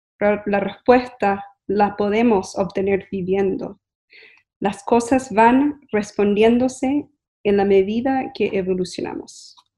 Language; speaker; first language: Spanish; early bilingual, heritage; English